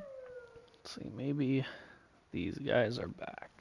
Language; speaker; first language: English; native; English